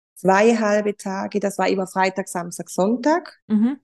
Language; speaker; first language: German; non-native, fluent; Spanish